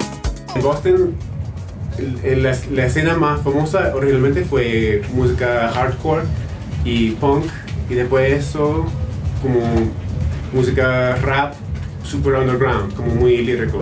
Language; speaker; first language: Spanish; non-native, fluent; English